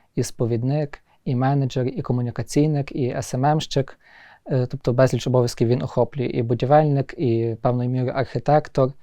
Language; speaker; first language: Ukrainian; native; Ukrainian